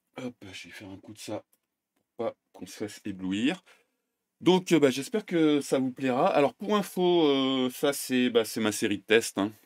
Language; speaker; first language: French; native; French